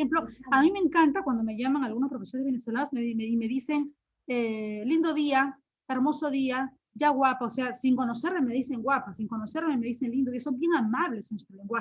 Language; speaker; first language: Spanish; native; Spanish